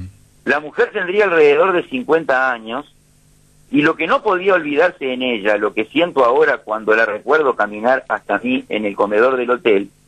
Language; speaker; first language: Spanish; native; Spanish